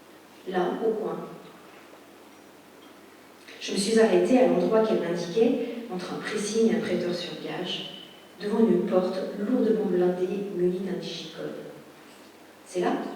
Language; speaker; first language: French; native; French